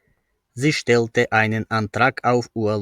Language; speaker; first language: German; non-native, fluent; Macedonian